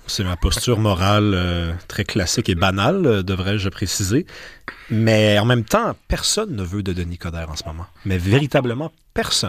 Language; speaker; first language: French; native; French